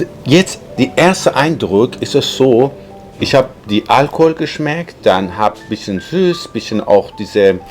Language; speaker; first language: German; non-native, fluent; Persian